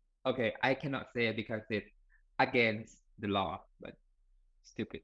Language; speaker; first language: English; non-native, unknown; Thai